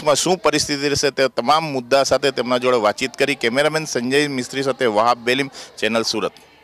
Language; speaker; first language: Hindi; non-native, local second language; Gujarati